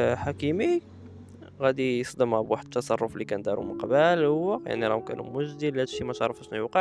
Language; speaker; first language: Arabic; native; Arabic